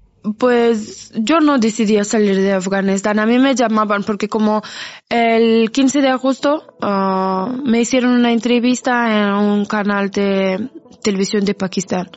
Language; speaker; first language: Spanish; non-native, fluent; Persian